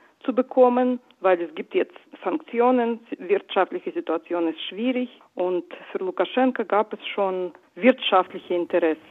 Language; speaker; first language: German; non-native, fluent; Russian